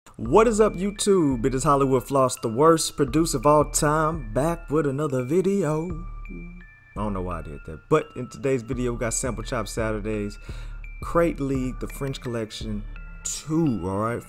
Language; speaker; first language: English; native; English